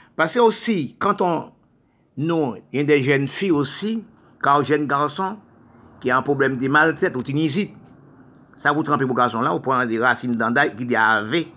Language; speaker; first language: French; non-native, local second language; Haitian Creole